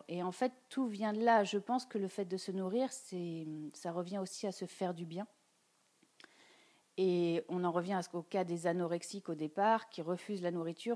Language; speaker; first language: French; native; French